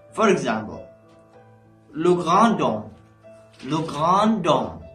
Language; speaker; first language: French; non-native, learner; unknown